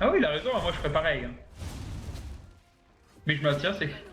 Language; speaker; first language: French; native; French